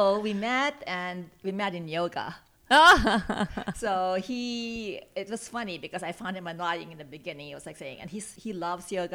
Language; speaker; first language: English; non-native, local second language; Filipino